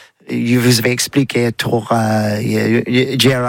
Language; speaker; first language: French; non-native, learner; English